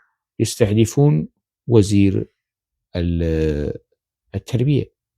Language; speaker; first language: Arabic; non-native, local second language; Kurdish